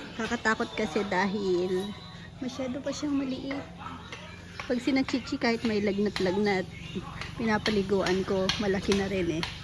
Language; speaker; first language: Filipino; native; Filipino